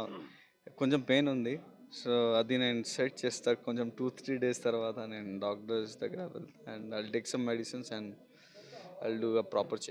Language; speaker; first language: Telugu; non-native, local second language; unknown